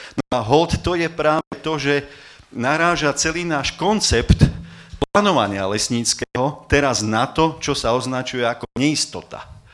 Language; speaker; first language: Slovak; native; Slovak